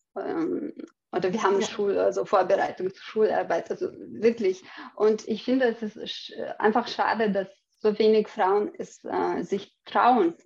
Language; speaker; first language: German; non-native, fluent; Chechen